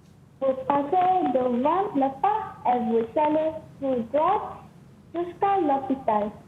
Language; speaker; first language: French; non-native, learner; Malay